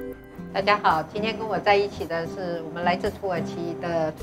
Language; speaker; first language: Chinese; native; Chinese